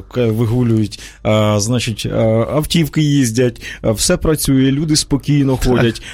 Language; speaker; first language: Ukrainian; native; Ukrainian